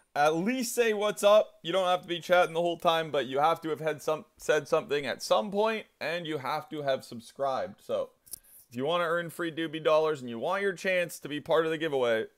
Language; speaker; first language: English; native; English